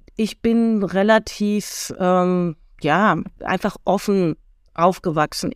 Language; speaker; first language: German; early bilingual, heritage; German